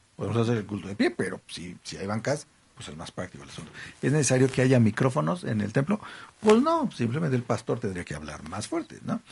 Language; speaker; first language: Spanish; native; Spanish